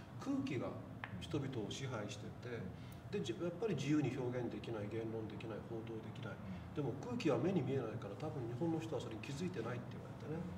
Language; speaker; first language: Japanese; native; Japanese